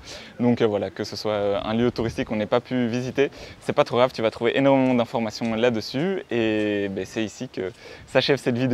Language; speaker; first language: French; native; French